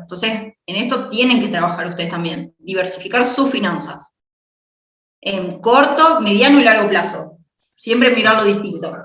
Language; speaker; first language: Spanish; native; Spanish